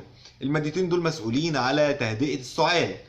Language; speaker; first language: Arabic; native; Arabic